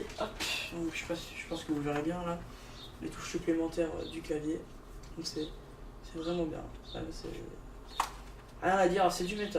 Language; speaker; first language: French; native; French